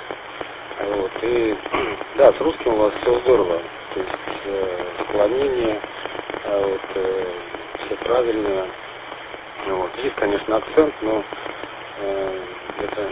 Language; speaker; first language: Russian; native; Russian